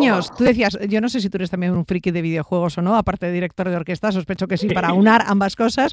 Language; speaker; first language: Spanish; native; Spanish